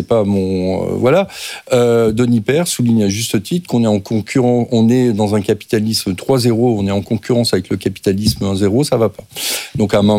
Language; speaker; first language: French; native; French